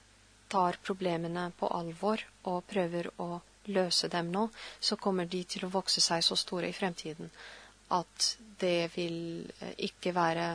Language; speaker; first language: Norwegian; non-native, fluent; Arabic